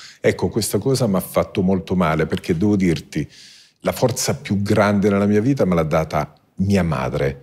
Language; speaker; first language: Italian; native; Italian